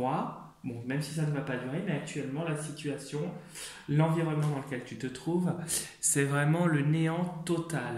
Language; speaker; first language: French; native; French